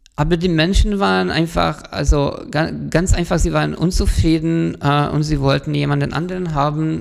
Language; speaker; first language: German; non-native, fluent; Hungarian